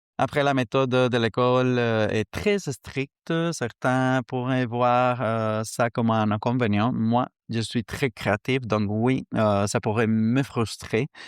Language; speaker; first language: French; non-native, fluent; Spanish